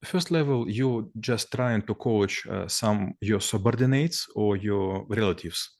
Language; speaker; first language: English; non-native, learner; Russian